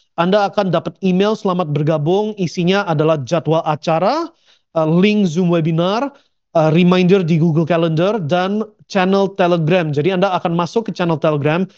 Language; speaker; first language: Indonesian; early bilingual, heritage; Indonesian